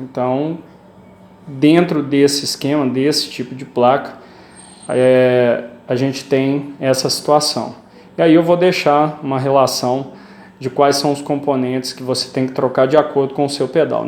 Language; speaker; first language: Portuguese; native; Portuguese